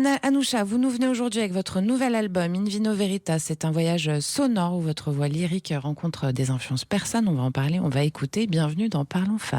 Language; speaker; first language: French; native; French